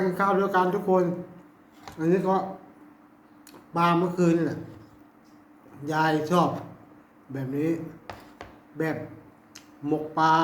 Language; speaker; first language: Thai; non-native, local second language; Lao